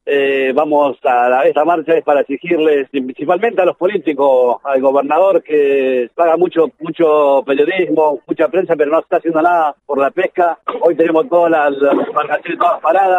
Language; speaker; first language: Spanish; native; Spanish